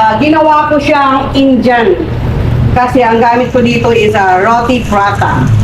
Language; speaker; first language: Filipino; native; Filipino